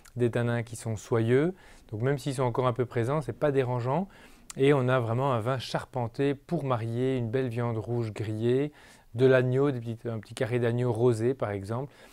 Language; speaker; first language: French; native; French